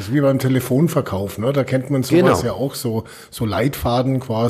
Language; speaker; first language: German; native; German